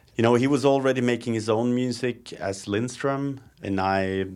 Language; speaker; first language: English; non-native, fluent; Norwegian